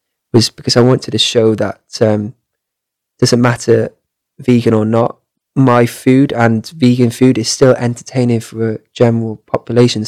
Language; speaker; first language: English; native; English